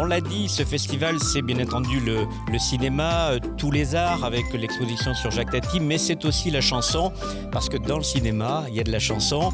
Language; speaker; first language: French; native; French